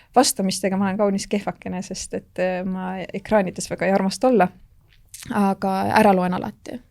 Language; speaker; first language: Estonian; native; Estonian